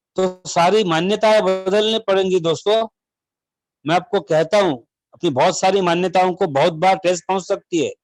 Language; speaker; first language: Hindi; non-native, local second language; Marathi